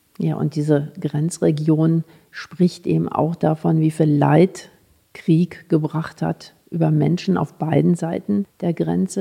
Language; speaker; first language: German; native; German